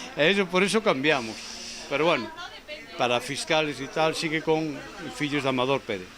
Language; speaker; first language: Spanish; non-native, local second language; Galician